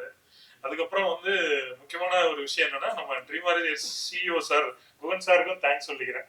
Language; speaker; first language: Tamil; native; Tamil